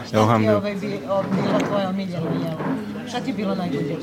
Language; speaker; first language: Serbian; native; Serbian